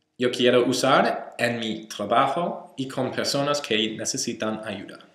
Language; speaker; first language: Spanish; non-native, learner; English